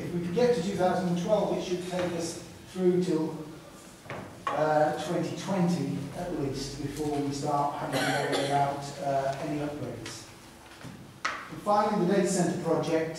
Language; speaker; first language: English; native; English